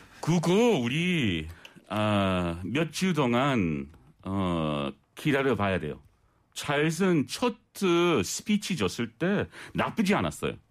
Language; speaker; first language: Korean; non-native, learner; English